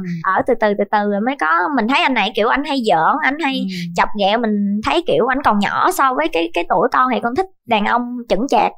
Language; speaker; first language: Vietnamese; native; Vietnamese